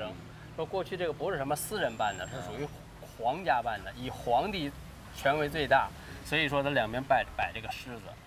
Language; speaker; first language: Chinese; native; Chinese